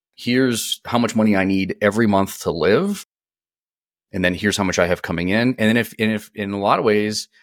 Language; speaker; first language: English; native; English